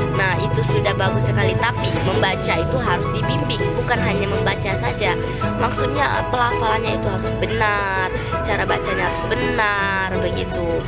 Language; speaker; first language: Indonesian; native; Indonesian